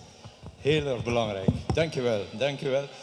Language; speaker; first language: Dutch; non-native, fluent; Pashto